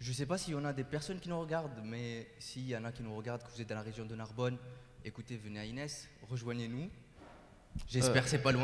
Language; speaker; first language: French; native; French